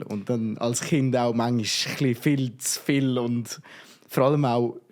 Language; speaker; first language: German; native; German